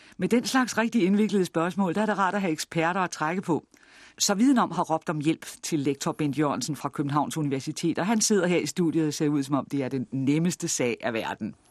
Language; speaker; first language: Danish; native; Danish